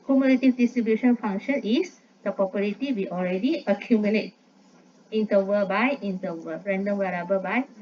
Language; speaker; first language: English; non-native, local second language; Malay